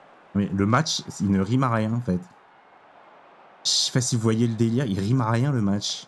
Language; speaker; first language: French; native; French